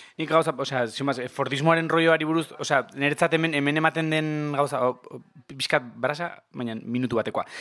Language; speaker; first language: Basque; non-native, local second language; Spanish